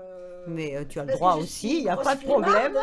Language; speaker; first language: French; native; French